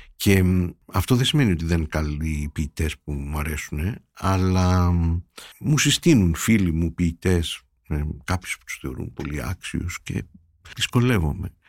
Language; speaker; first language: Greek; early bilingual, heritage; Greek